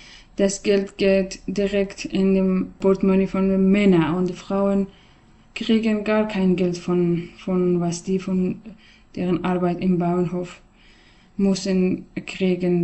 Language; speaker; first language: German; non-native, fluent; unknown